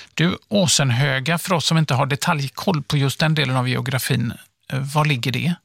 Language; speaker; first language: Swedish; native; Swedish